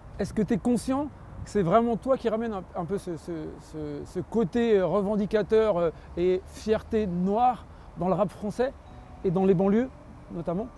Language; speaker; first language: French; native; French